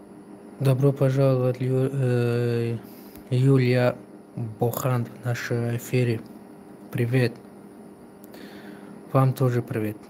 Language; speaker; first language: Russian; non-native, local second language; Tajik